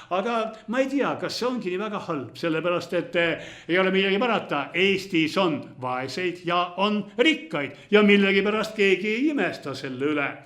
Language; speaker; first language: Estonian; non-native, local second language; Russian